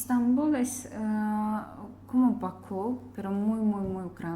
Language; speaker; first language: Spanish; non-native, fluent; Azerbaijani